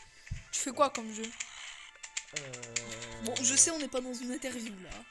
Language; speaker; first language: French; native; French